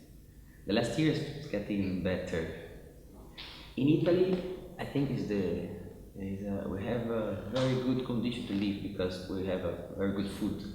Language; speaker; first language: English; non-native, fluent; Portuguese